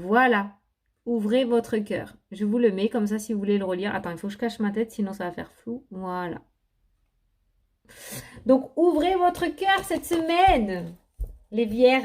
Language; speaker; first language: French; native; French